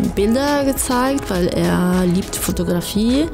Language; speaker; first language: German; non-native, fluent; Italian